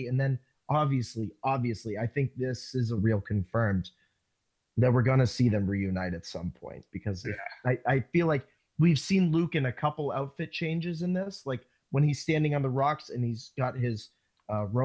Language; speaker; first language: English; native; English